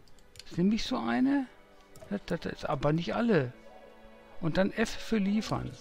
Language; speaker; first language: German; native; German